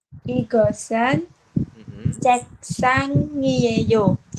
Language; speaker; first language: Korean; non-native, learner; Indonesian